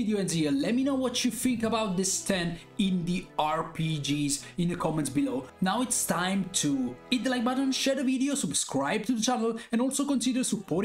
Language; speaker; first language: English; non-native, fluent; Italian